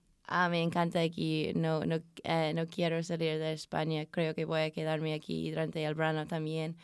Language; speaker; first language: Spanish; non-native, learner; English